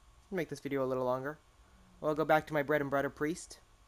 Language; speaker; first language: English; native; English